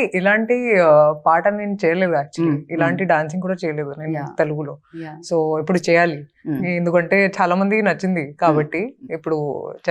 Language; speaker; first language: Telugu; non-native, fluent; Hindi